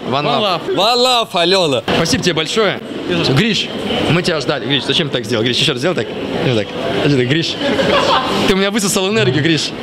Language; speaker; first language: Russian; native; Russian